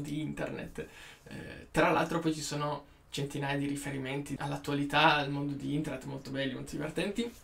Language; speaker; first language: Italian; native; Italian